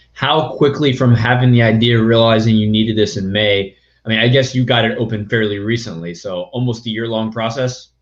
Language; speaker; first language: English; native; English